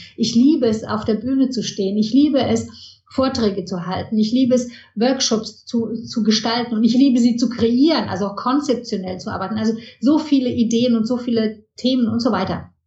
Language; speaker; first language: German; early bilingual, heritage; German